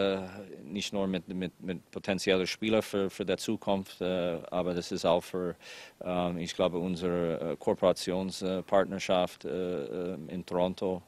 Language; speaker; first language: German; non-native, fluent; English